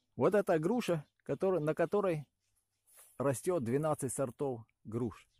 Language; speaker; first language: Russian; non-native, local second language; Ukrainian